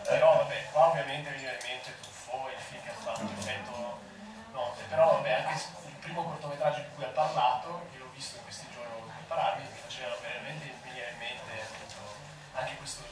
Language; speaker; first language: Italian; native; Italian